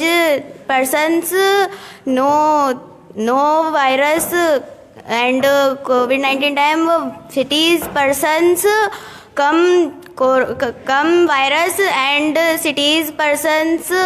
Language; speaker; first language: English; non-native, local second language; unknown